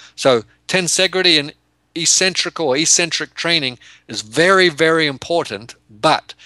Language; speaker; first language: English; native; English